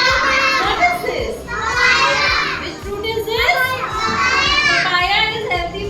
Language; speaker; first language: English; non-native, local second language; Hindi